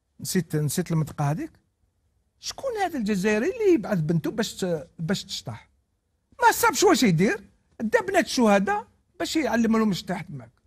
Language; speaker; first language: Arabic; non-native, local second language; Kabyle